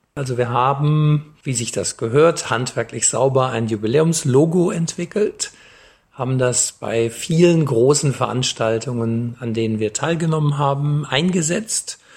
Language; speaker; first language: German; native; German